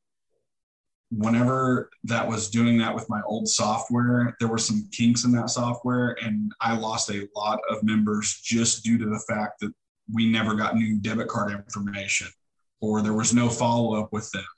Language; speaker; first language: English; native; English